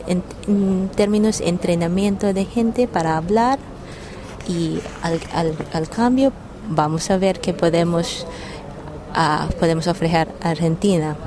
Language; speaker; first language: Spanish; non-native, learner; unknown